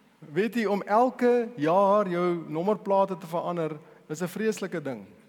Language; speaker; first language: Afrikaans; non-native, local second language; Tswana